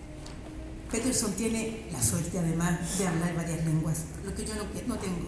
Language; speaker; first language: Spanish; native; Spanish